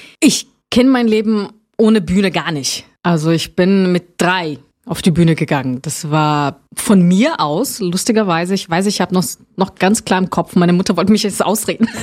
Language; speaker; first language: German; non-native, fluent; Portuguese